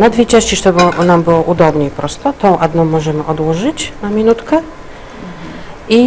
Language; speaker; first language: Russian; non-native, fluent; Polish